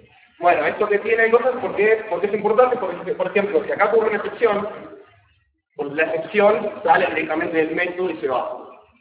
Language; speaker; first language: Spanish; native; Spanish